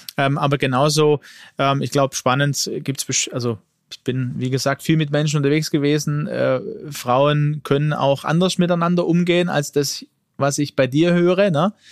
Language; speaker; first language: German; early bilingual, other home language; Greek